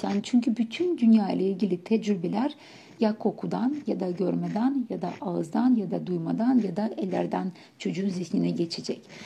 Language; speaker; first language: Turkish; non-native, fluent; Russian